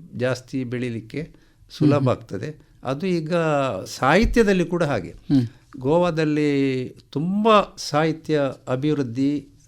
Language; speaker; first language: Kannada; non-native, local second language; Konkani